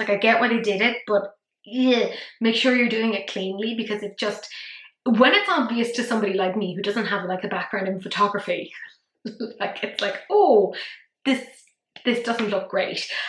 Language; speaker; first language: English; native; English